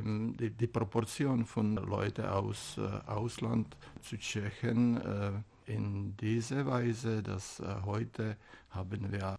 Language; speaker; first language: German; non-native, fluent; Czech